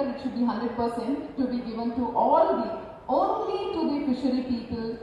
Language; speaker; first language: English; non-native, local second language; Kannada